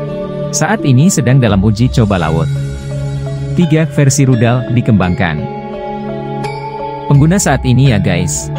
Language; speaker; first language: Indonesian; native; Indonesian